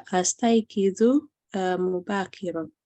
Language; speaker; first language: Arabic; non-native, learner; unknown